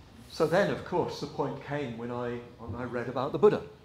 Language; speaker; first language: English; native; English